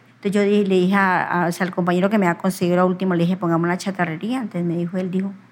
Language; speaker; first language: Spanish; native; Spanish